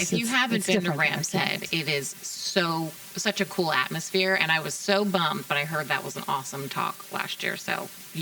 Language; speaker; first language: English; native; English